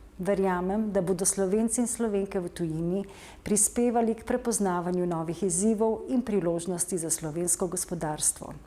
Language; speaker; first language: Slovenian; native; Slovenian